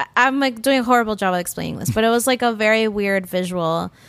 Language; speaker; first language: English; early bilingual, other home language; Spanish